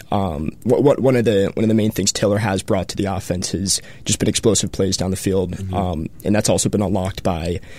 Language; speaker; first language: English; native; English